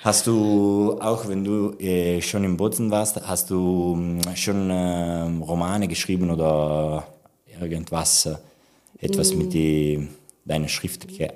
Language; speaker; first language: German; non-native, local second language; Italian